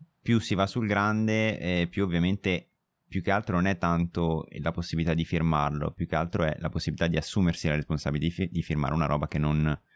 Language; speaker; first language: Italian; native; Italian